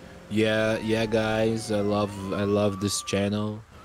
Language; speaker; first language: English; non-native, learner; Portuguese